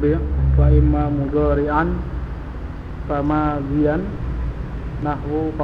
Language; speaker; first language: Arabic; non-native, learner; Indonesian